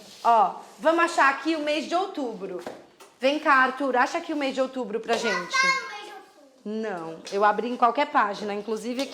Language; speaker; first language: Portuguese; native; Portuguese